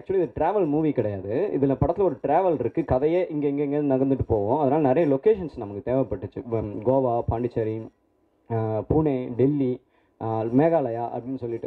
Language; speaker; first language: Tamil; native; Tamil